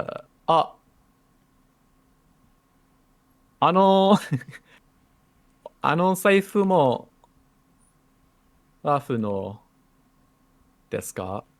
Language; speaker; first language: Japanese; non-native, learner; English